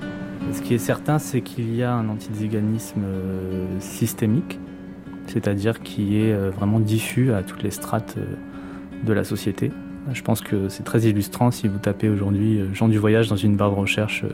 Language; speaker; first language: French; native; French